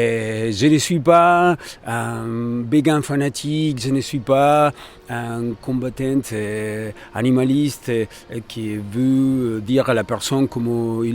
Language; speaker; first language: French; non-native, fluent; Spanish